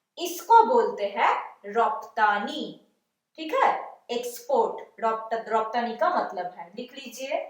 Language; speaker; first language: Hindi; non-native, local second language; Bangla